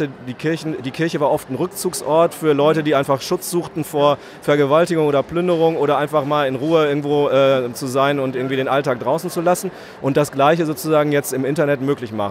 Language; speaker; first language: German; native; German